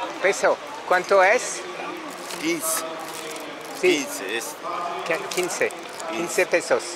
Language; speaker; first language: Spanish; non-native, learner; French